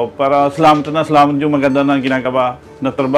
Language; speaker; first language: Filipino; non-native, learner; Punjabi